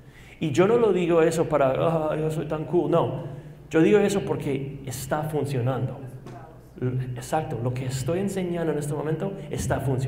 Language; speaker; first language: Spanish; non-native, fluent; English